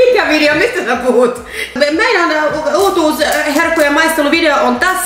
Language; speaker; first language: Finnish; native; Finnish